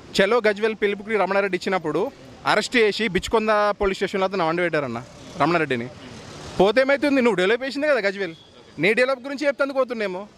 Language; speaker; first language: Telugu; native; Telugu